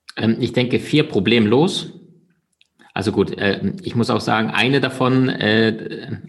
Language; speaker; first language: German; early bilingual, other home language; Russian